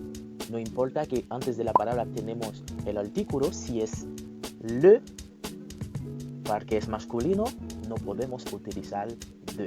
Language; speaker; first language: Spanish; non-native, fluent; French